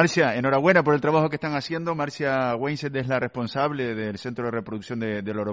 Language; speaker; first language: Spanish; native; Spanish